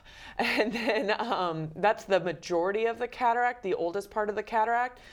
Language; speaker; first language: English; native; English